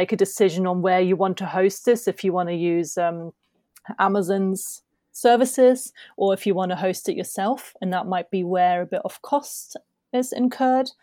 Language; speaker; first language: English; non-native, fluent; German